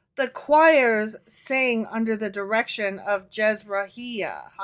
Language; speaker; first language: English; native; English